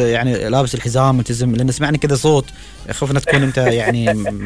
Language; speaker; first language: Arabic; native; Arabic